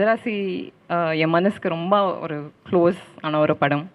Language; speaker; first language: Tamil; non-native, learner; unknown